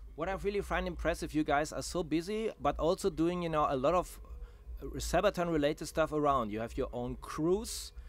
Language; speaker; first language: English; non-native, fluent; German